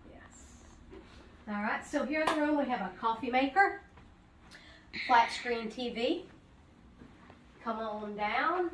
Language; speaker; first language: English; native; English